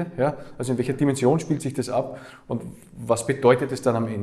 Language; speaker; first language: German; native; German